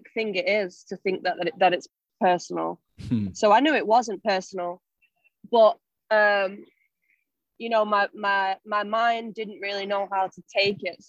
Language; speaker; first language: English; native; English